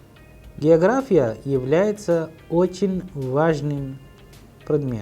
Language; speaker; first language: Russian; non-native, fluent; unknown